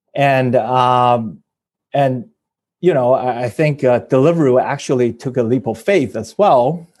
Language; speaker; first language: English; early bilingual, other home language; Chinese